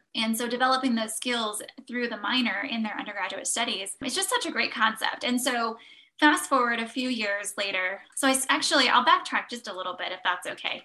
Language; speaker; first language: English; native; English